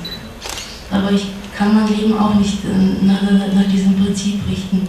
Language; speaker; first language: German; non-native, fluent; Russian